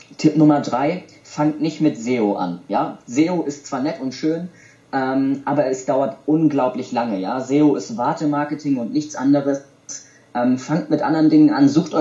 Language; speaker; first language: German; native; German